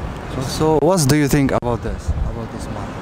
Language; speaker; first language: English; non-native, learner; Arabic